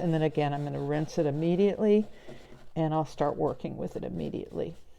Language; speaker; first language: English; native; English